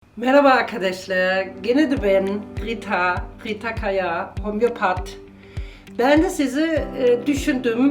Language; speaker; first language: Turkish; non-native, learner; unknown